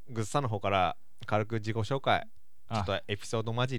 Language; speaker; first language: Japanese; native; Japanese